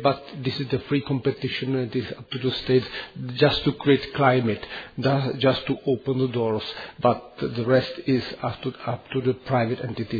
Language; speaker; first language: English; non-native, fluent; Czech